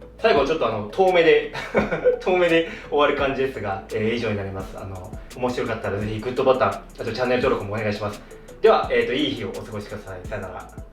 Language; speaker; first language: Japanese; native; Japanese